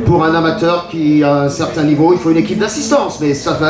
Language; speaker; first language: French; native; French